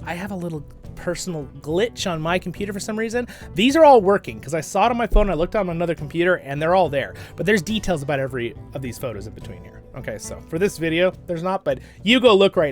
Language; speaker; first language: English; native; English